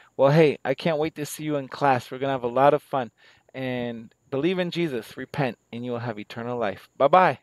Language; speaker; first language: English; native; English